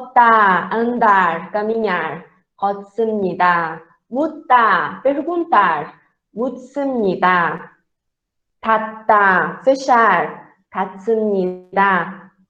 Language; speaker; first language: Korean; non-native, fluent; Portuguese